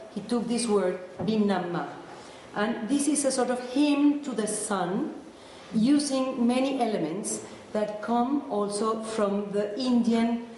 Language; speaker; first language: English; non-native, fluent; Spanish